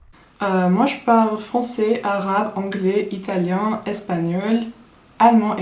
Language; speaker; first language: French; non-native, fluent; Turkish